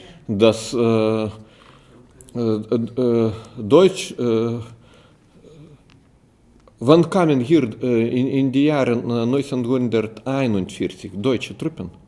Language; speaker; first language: German; non-native, learner; Lithuanian